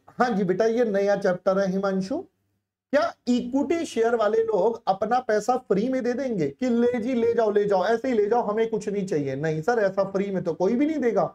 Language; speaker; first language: Hindi; native; Hindi